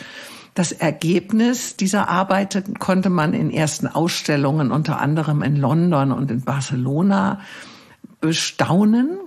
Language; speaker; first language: German; native; German